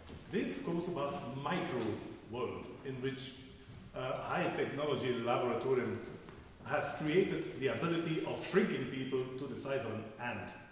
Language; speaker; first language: English; non-native, fluent; Dutch